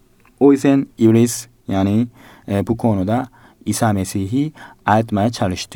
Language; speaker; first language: Turkish; non-native, fluent; Korean